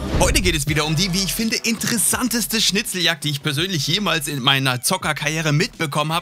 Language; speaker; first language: German; native; German